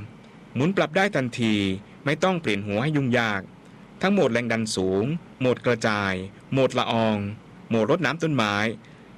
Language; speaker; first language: Thai; native; Thai